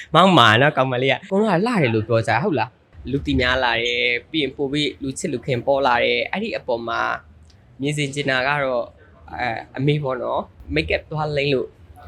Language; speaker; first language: Burmese; native; Burmese